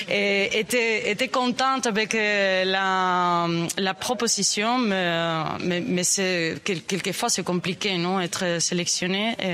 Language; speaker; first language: French; non-native, learner; Spanish